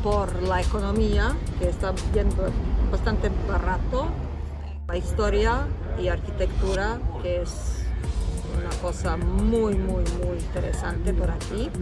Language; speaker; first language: Spanish; non-native, fluent; Serbian